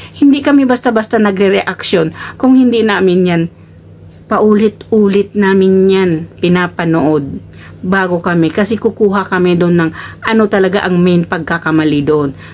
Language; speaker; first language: Filipino; non-native, local second language; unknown